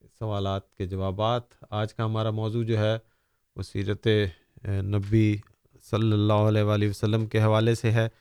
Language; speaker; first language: Urdu; native; Urdu